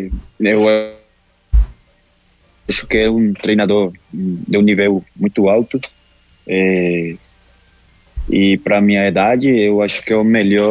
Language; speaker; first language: Portuguese; non-native, local second language; Spanish